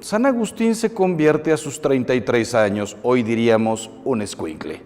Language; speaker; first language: Spanish; native; Spanish